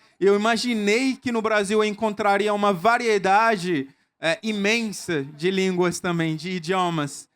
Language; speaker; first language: Portuguese; non-native, fluent; Mossi